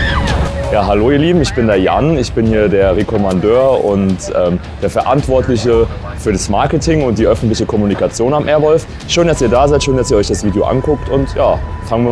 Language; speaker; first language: German; native; German